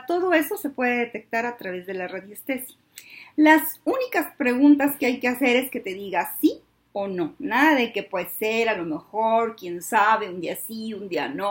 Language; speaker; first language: Spanish; native; Spanish